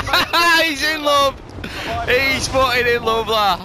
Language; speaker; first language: English; native; English